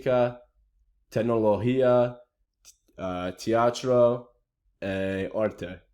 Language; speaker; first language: Italian; non-native, learner; English